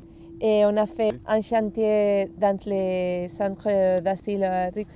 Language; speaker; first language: French; non-native, learner; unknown